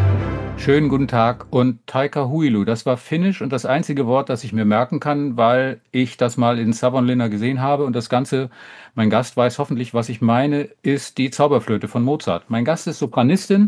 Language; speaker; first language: German; native; German